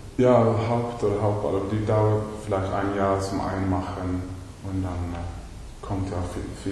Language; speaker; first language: German; non-native, learner; Swedish